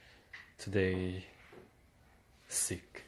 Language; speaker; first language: English; non-native, learner; Korean